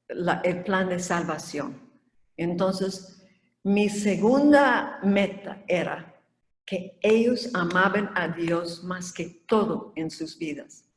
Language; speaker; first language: Spanish; non-native, fluent; English